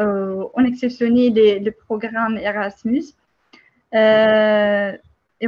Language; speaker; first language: French; non-native, fluent; Albanian